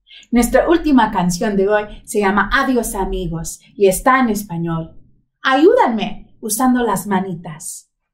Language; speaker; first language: Spanish; early bilingual, heritage; Spanish